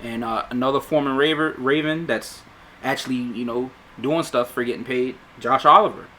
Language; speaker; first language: English; native; English